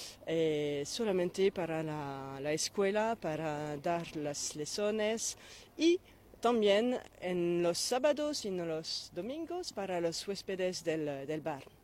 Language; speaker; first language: Spanish; non-native, fluent; French